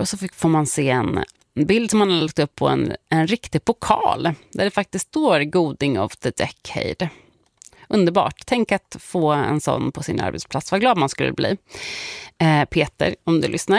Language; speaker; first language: Swedish; native; Swedish